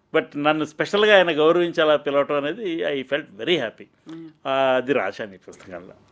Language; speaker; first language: Telugu; native; Telugu